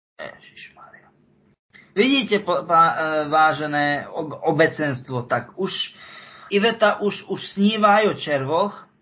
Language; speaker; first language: Slovak; native; Slovak